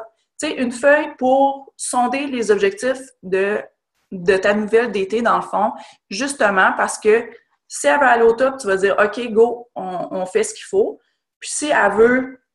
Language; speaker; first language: French; native; French